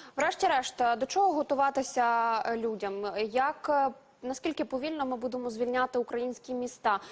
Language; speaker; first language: Ukrainian; native; Ukrainian